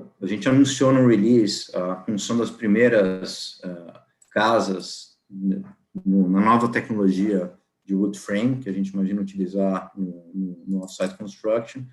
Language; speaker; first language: Portuguese; native; Portuguese